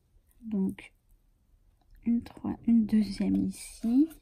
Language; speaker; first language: French; native; French